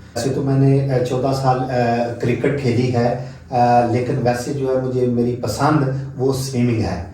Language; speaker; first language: Urdu; non-native, local second language; Punjabi